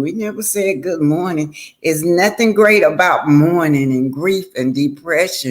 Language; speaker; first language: English; native; English